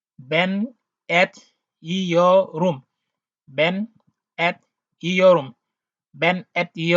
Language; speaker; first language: Turkish; non-native, learner; Wolof